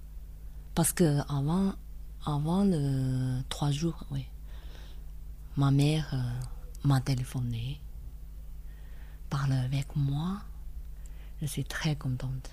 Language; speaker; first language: French; non-native, learner; Chinese